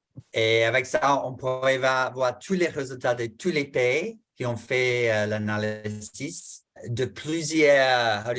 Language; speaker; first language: French; non-native, fluent; English